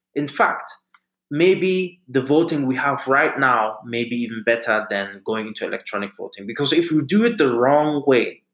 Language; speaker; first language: English; early bilingual, other home language; German